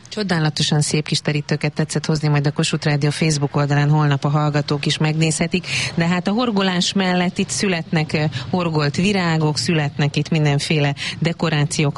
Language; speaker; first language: Hungarian; native; Hungarian